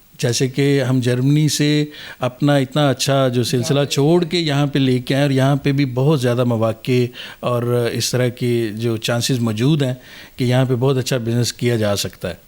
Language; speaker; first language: Urdu; non-native, local second language; Punjabi